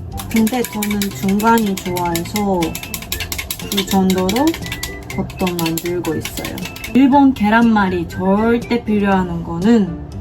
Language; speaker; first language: Korean; non-native, fluent; Japanese